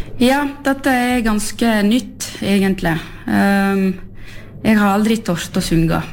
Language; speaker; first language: Norwegian; non-native, fluent; French